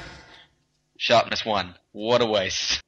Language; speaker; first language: English; native; English